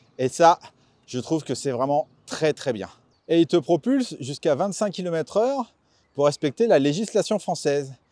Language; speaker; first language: French; native; French